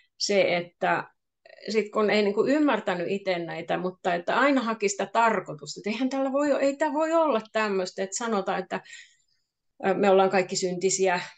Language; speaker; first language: Finnish; native; Finnish